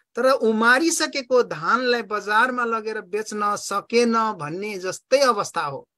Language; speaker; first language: Nepali; non-native, local second language; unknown